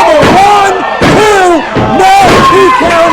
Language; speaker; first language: English; native; English